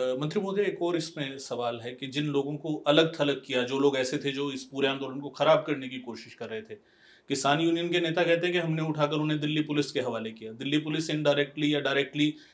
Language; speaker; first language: Hindi; non-native, local second language; Punjabi